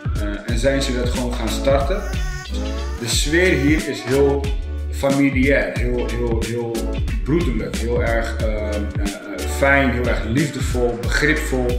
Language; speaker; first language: Dutch; native; Dutch